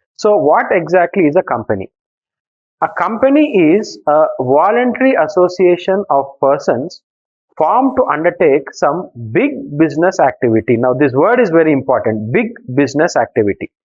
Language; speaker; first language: English; non-native, local second language; Telugu